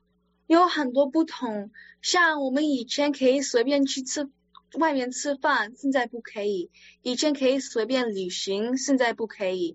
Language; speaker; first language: Chinese; early bilingual, other home language; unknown